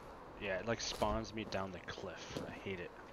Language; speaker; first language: English; native; English